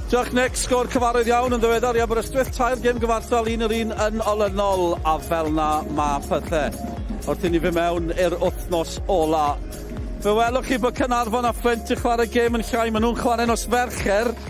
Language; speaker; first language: Welsh; native; Welsh